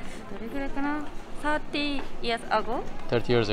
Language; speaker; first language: Japanese; native; Japanese